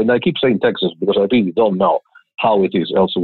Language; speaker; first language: English; non-native, fluent; Italian